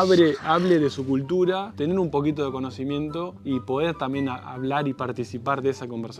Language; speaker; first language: Spanish; native; Spanish